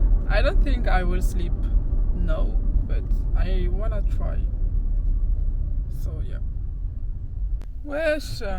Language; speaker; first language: English; non-native, learner; Haitian Creole